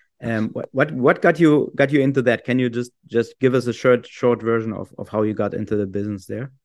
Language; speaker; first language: English; non-native, fluent; German